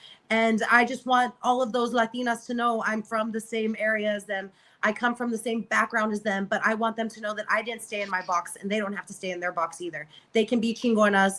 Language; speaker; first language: English; native; English